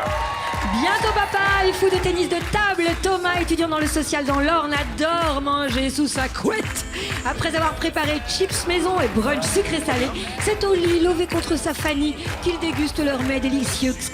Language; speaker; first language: French; native; French